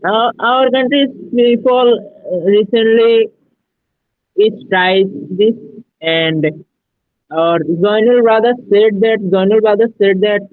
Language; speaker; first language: English; non-native, learner; Bangla